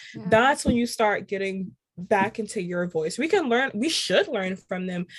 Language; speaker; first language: English; native; English